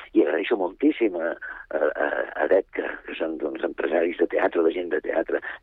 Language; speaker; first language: Catalan; native; Catalan